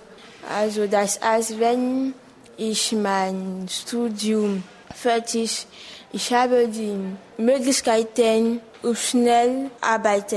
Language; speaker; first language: German; non-native, learner; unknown